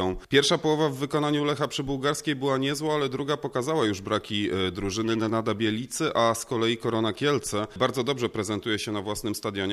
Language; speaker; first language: Polish; native; Polish